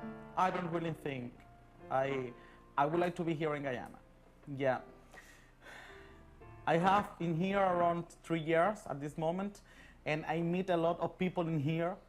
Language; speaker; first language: English; non-native, learner; Spanish